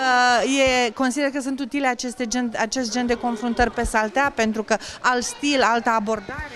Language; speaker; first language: Romanian; native; Romanian